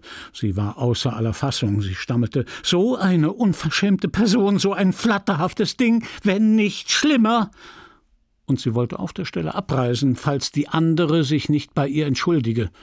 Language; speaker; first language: German; native; German